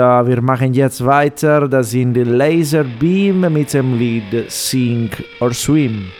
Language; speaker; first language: German; non-native, fluent; Italian